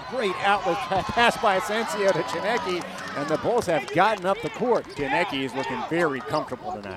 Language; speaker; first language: English; native; English